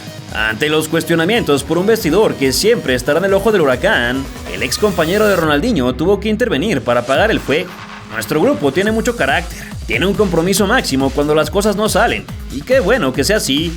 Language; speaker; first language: Spanish; native; Spanish